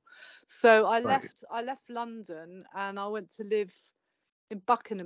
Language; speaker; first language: English; native; English